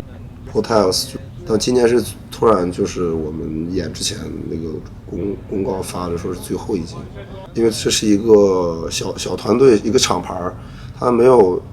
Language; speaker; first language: Chinese; native; Chinese